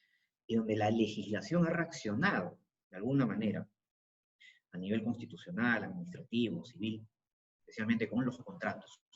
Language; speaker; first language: Spanish; native; Spanish